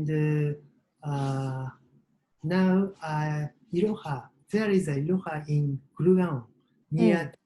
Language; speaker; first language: English; non-native, learner; Japanese